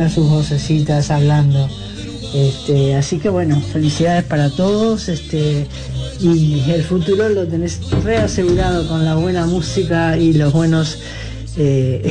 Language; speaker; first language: Spanish; native; Spanish